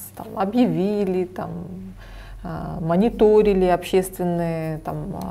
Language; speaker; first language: Russian; non-native, local second language; Kazakh